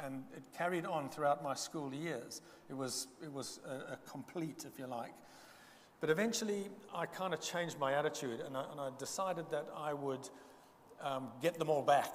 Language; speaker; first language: English; non-native, local second language; Bemba